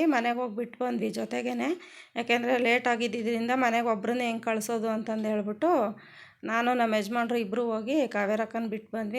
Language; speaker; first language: Kannada; native; Kannada